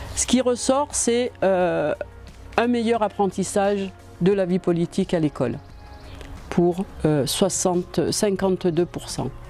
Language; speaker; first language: French; native; French